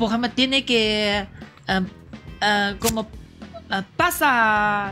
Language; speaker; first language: Spanish; non-native, learner; Chinese